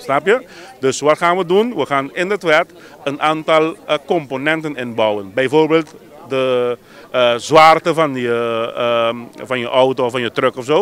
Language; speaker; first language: Dutch; non-native, local second language; Papiamento